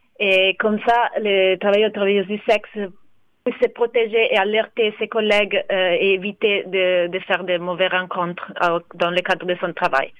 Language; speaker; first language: French; non-native, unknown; Italian